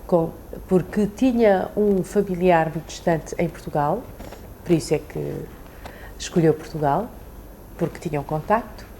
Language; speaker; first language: Portuguese; early bilingual, other home language; Chinese